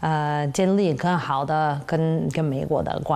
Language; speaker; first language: Chinese; non-native, fluent; English